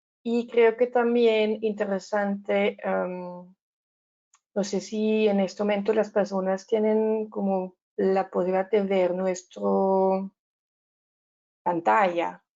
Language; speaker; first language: Spanish; non-native, learner; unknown